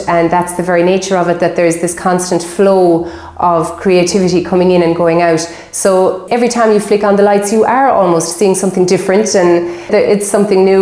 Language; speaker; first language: English; native; English